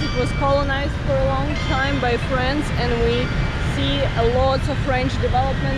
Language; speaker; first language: English; non-native, fluent; Ukrainian